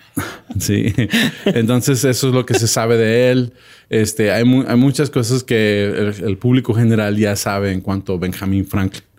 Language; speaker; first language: Spanish; early bilingual, heritage; Spanish